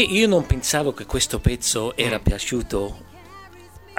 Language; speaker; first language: Italian; early bilingual, heritage; English